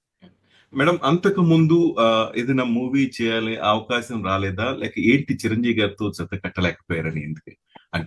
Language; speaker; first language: Telugu; native; Telugu